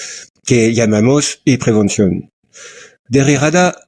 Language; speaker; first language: Spanish; non-native, learner; French